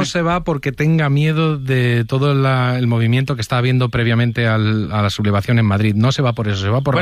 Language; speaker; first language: Spanish; native; Spanish